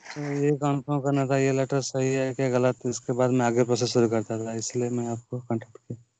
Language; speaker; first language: Hindi; non-native, local second language; Odia